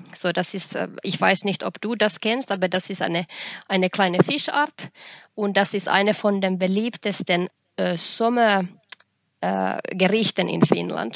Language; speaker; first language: German; non-native, fluent; Finnish